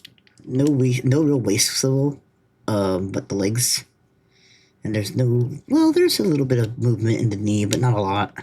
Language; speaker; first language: English; native; English